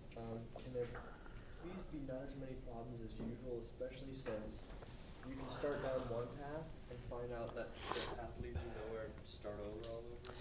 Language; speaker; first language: English; native; English